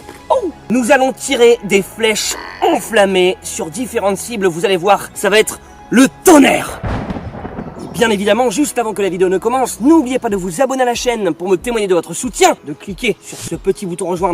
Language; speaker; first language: French; native; French